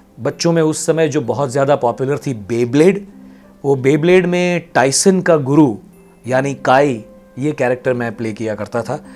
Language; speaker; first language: Hindi; non-native, local second language; Gujarati